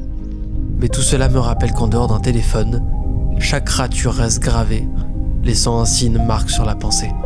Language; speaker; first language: French; native; French